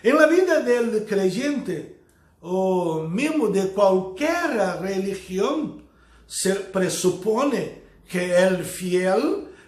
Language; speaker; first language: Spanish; non-native, fluent; Portuguese